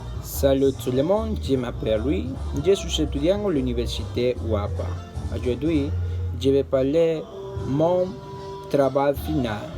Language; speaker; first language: French; non-native, learner; Spanish